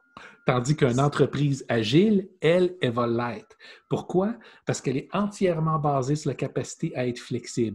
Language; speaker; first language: French; native; French